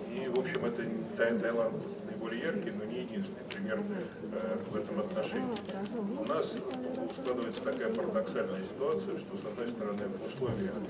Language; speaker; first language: Russian; native; Russian